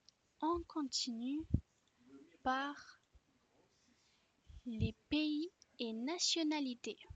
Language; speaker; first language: French; non-native, fluent; Spanish